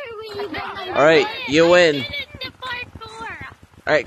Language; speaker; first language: English; native; English